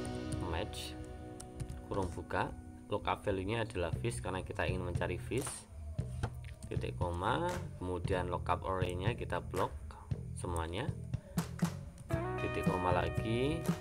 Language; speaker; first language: Indonesian; native; Indonesian